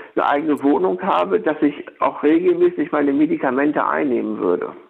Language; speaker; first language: German; native; German